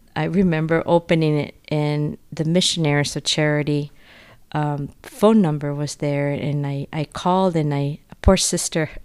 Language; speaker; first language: English; non-native, fluent; Spanish